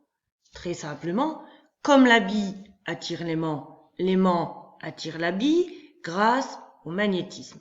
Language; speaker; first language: French; native; French